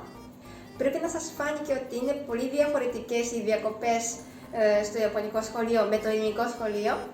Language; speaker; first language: Greek; non-native, fluent; Japanese